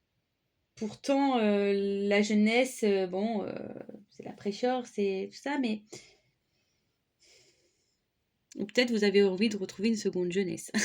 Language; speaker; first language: French; native; French